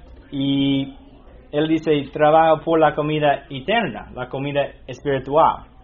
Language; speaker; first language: Spanish; non-native, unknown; English